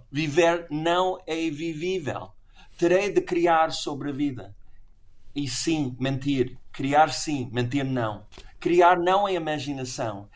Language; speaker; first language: Portuguese; non-native, fluent; English